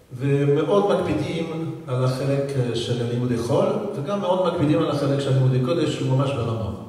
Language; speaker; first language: Hebrew; non-native, fluent; French